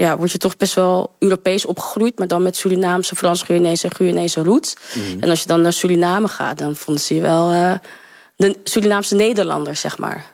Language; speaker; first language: Dutch; early bilingual, other home language; Sranan Tongo